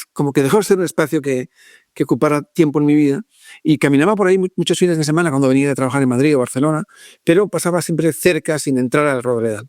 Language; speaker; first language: Spanish; native; Spanish